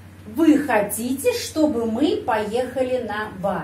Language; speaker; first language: Russian; early bilingual, heritage; Russian